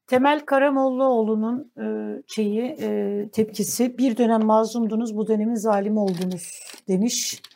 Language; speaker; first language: Turkish; native; Turkish